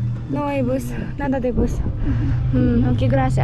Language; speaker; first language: Spanish; non-native, learner; Japanese